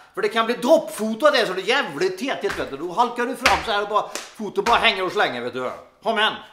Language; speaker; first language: Swedish; native; Swedish